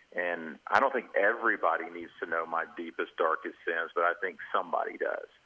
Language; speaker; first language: English; native; English